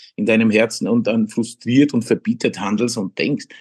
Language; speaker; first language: German; non-native, fluent; Polish